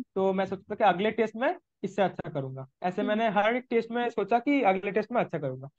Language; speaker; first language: Hindi; non-native, local second language; Bangla